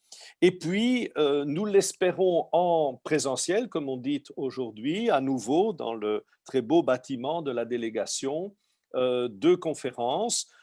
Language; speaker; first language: French; native; French